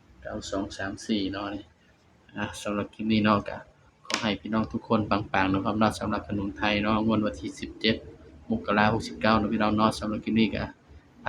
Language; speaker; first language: Thai; non-native, local second language; Lao